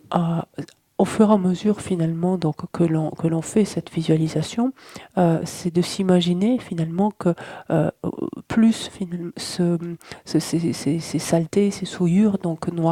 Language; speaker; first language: French; native; French